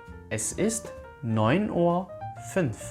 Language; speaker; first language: German; non-native, fluent; Korean